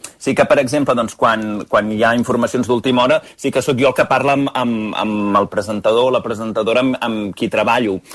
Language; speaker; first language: Catalan; native; Catalan